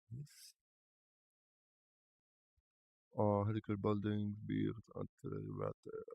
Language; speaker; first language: English; non-native, learner; Slovak